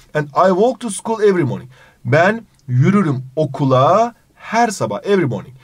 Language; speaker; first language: English; non-native, fluent; Turkish